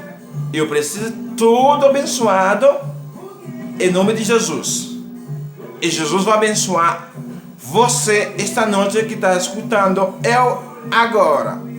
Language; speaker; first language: Portuguese; non-native, learner; Haitian Creole